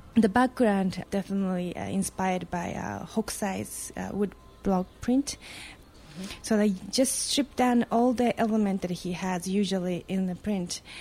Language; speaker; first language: English; non-native, fluent; Japanese